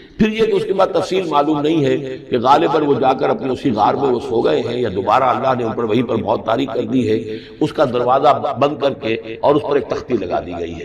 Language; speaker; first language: Urdu; native; Urdu